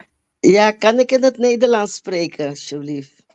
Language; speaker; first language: Dutch; non-native, fluent; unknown